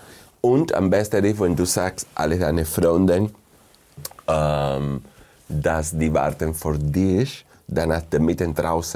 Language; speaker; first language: German; non-native, fluent; Spanish